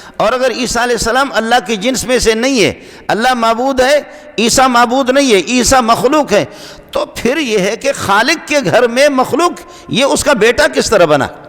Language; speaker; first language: Urdu; non-native, local second language; Pashto